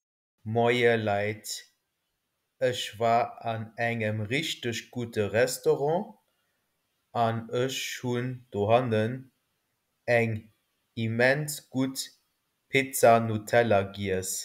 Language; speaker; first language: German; non-native, local second language; Luxembourgish